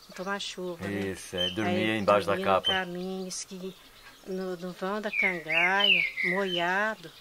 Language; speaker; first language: Portuguese; native; Portuguese